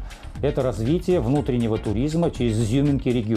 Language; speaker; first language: Russian; native; Russian